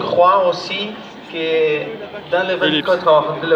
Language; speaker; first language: French; non-native, learner; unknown